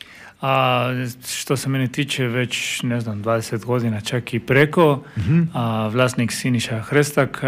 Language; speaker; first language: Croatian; non-native, learner; Spanish